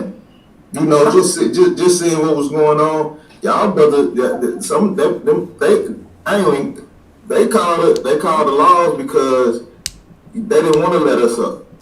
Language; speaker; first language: English; native; English